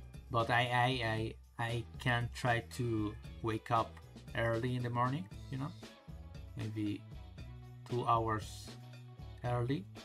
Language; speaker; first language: English; non-native, learner; Spanish